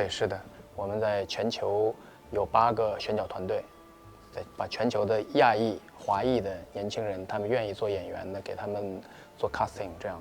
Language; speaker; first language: Chinese; native; Chinese